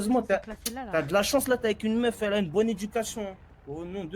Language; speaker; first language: French; native; French